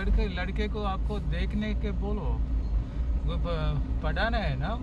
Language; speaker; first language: Hindi; non-native, local second language; Malayalam